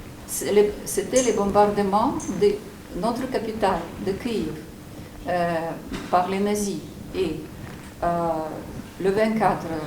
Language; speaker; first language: French; non-native, fluent; Ukrainian